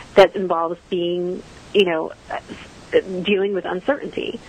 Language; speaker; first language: English; native; English